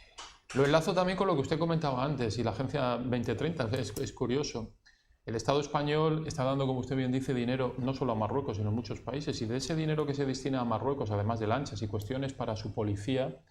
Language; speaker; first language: Spanish; native; Spanish